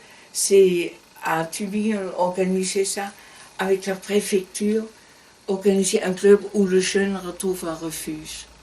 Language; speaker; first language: French; non-native, learner; German